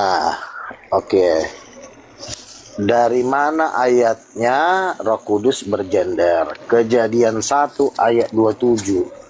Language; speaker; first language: Malay; native; Malay